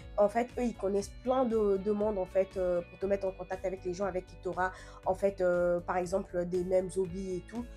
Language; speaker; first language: French; non-native, fluent; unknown